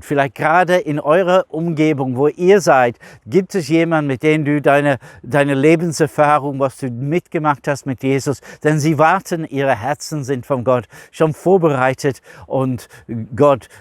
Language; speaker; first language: German; non-native, fluent; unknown